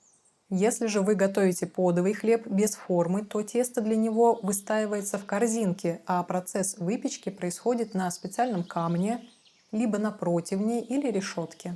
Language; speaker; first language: Russian; native; Russian